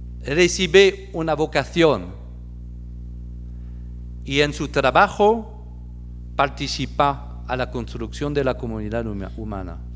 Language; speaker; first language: Spanish; non-native, fluent; French